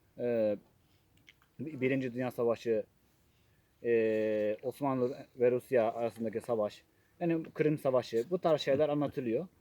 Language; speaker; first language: Turkish; non-native, fluent; Japanese